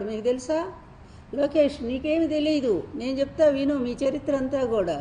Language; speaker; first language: Telugu; native; Telugu